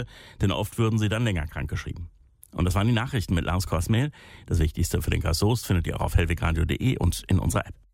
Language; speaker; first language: German; native; German